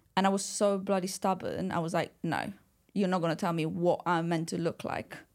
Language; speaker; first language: English; non-native, fluent; Italian